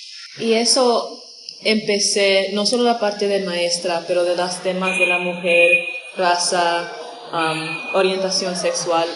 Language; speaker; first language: Spanish; non-native, learner; English